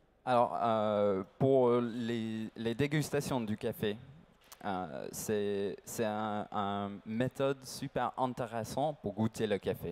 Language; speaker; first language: French; non-native, learner; English